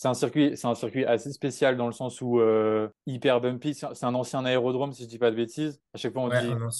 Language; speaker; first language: French; native; French